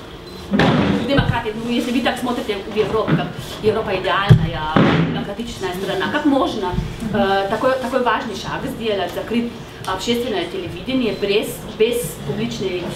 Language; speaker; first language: Russian; non-native, fluent; Slovenian